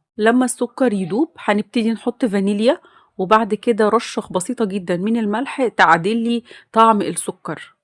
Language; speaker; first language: Arabic; native; Arabic